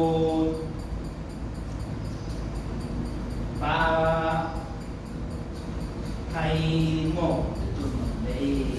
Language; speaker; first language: Vietnamese; non-native, learner; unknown